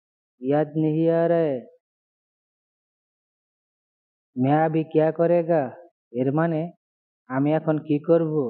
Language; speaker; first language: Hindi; non-native, fluent; Bangla